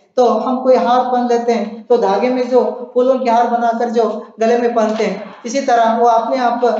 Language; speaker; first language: Hindi; non-native, local second language; Kannada